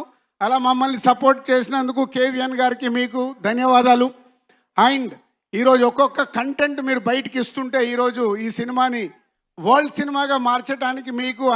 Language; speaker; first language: Telugu; native; Telugu